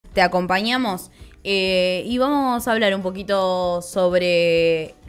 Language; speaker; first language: Spanish; native; Spanish